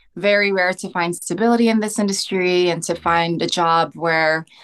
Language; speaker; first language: English; early bilingual, other home language; Korean